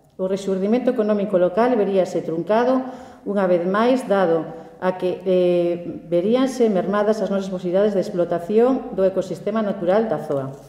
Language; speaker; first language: Galician; native; Galician